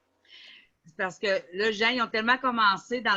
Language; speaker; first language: French; native; French